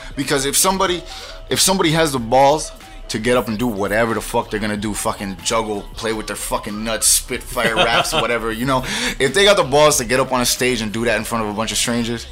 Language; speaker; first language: English; early bilingual, other home language; Spanish